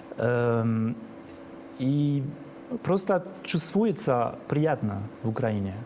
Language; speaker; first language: Russian; non-native, fluent; French